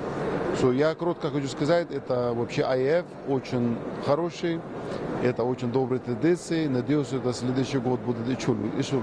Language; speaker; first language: Russian; non-native, learner; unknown